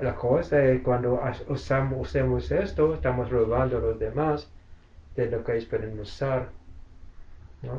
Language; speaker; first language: Spanish; non-native, fluent; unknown